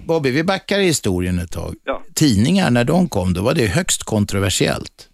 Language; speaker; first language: Swedish; native; Swedish